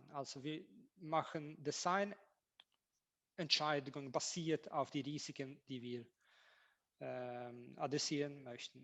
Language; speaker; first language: German; non-native, fluent; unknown